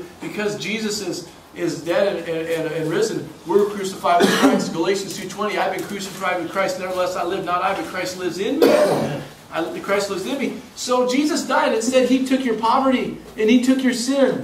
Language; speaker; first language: English; native; English